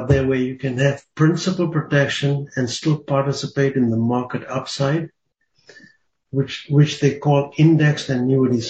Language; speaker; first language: English; native; English